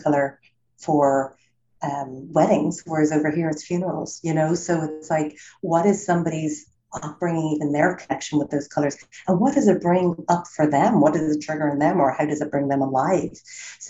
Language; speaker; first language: English; native; English